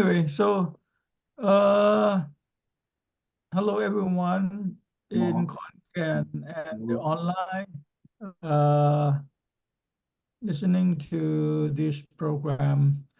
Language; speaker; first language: English; non-native, fluent; Thai